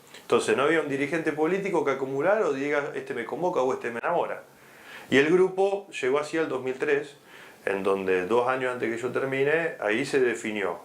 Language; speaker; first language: Spanish; native; Spanish